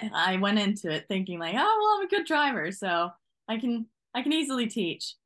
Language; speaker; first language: English; non-native, fluent; Norwegian